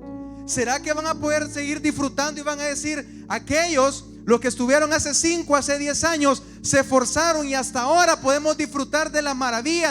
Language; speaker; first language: Spanish; native; Spanish